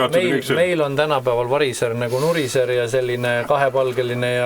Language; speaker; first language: Estonian; native; Estonian